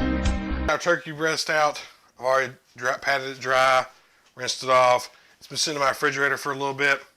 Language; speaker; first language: English; native; English